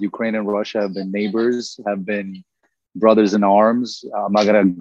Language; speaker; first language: English; non-native, fluent; Russian